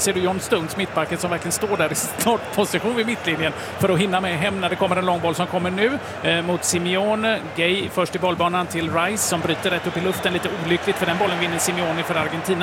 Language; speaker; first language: Swedish; native; Swedish